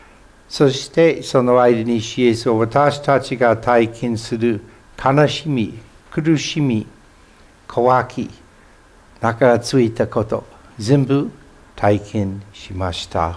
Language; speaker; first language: Japanese; non-native, fluent; English